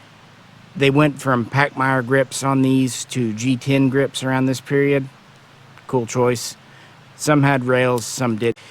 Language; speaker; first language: English; native; English